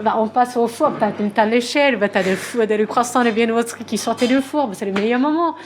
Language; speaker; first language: French; non-native, fluent; Japanese